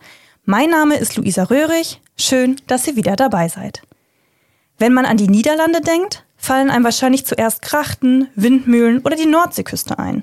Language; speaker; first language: German; native; German